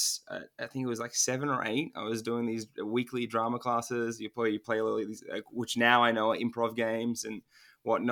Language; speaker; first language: English; non-native, local second language; Turkish